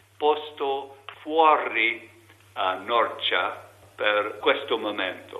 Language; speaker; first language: Italian; non-native, learner; English